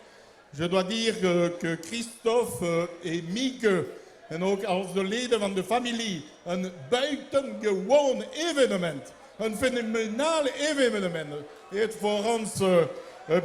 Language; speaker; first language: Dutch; non-native, local second language; French